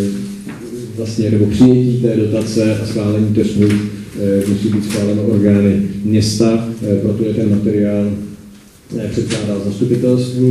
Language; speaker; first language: Czech; native; Czech